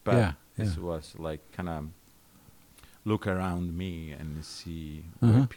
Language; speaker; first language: English; non-native, learner; Italian